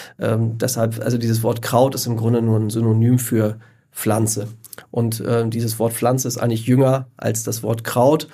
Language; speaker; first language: German; native; German